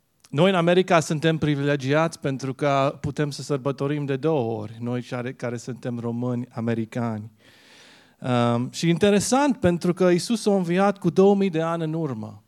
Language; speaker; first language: Romanian; early bilingual, heritage; Romanian